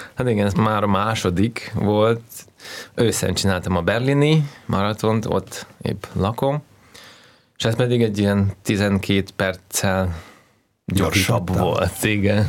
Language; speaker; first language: Hungarian; non-native, learner; Russian